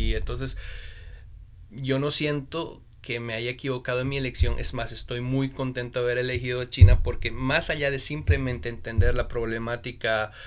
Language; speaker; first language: Spanish; native; Spanish